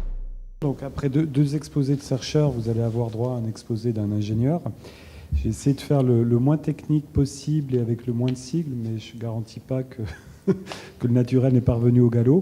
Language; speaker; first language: French; native; French